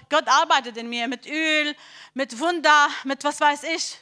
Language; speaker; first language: German; non-native, learner; Arabic